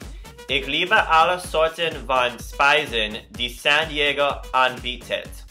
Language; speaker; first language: German; non-native, learner; English